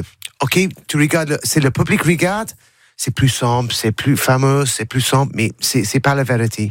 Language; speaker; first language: French; non-native, learner; English